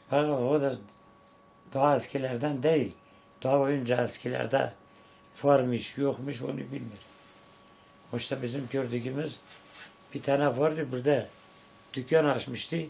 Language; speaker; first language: Turkish; non-native, local second language; Zaza